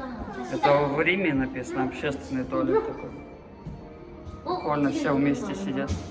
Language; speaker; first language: Russian; native; Russian